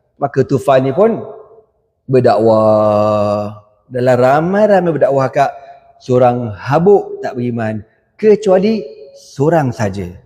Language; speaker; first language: Malay; native; Malay